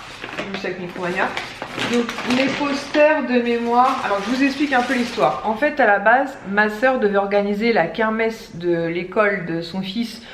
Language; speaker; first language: French; native; French